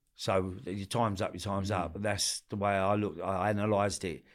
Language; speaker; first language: English; native; English